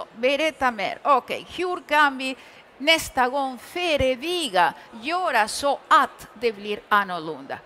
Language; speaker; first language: Swedish; early bilingual, other home language; Spanish